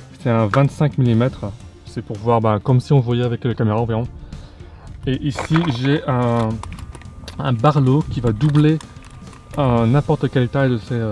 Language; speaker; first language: French; native; French